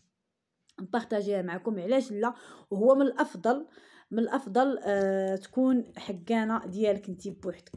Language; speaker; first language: Arabic; native; Arabic